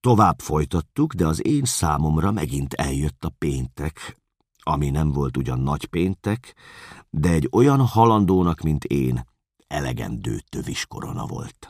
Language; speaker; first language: Hungarian; native; Hungarian